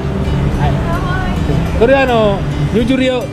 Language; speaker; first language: Japanese; non-native, learner; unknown